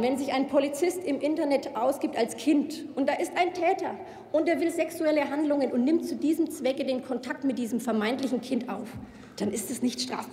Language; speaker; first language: German; native; German